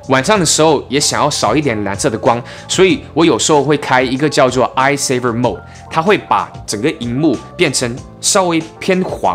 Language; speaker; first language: Chinese; early bilingual, heritage; English